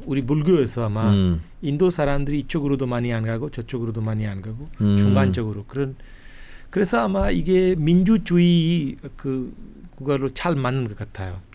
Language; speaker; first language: Korean; non-native, fluent; Hindi